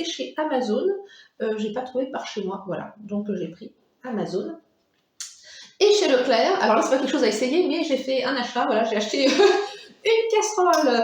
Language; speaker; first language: French; native; French